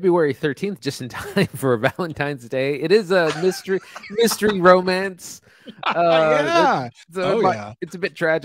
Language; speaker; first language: English; native; English